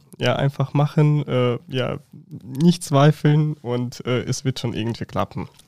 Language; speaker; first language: German; non-native, fluent; Russian